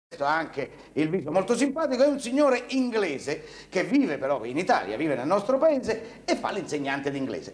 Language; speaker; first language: Italian; native; Italian